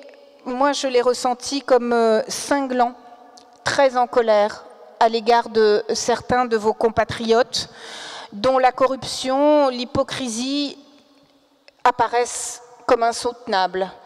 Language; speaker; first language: French; native; French